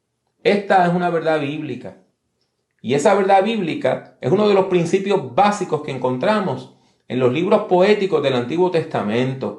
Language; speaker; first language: Spanish; native; Spanish